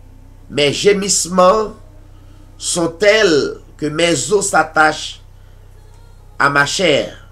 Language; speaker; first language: French; non-native, local second language; Haitian Creole